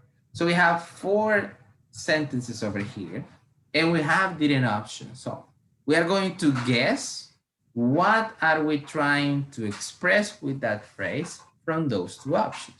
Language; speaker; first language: English; non-native, fluent; Spanish